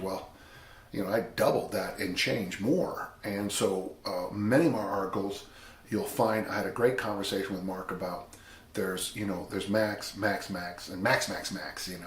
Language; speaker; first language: English; native; English